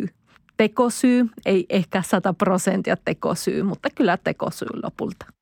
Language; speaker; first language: Finnish; non-native, fluent; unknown